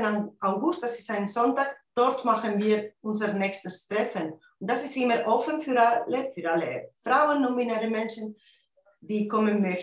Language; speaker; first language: German; non-native, fluent; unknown